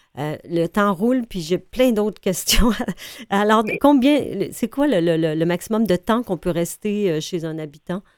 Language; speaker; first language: French; native; French